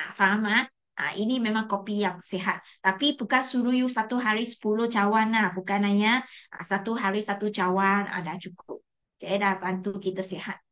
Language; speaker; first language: Malay; non-native, local second language; Chinese